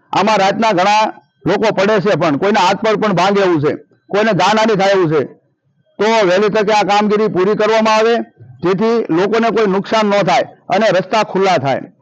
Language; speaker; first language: Gujarati; native; Gujarati